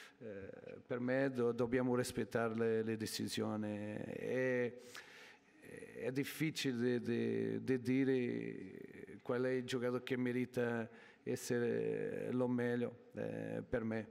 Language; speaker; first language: Italian; non-native, learner; Portuguese